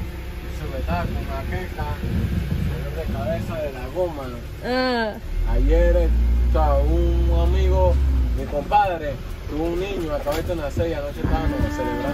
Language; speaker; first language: Spanish; native; Spanish